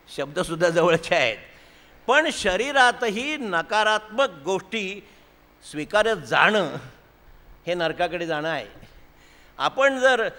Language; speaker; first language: Marathi; native; Marathi